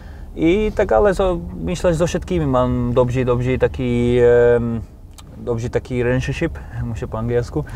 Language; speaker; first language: Polish; non-native, learner; Slovak